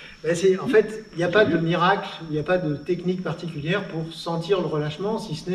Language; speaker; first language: French; native; French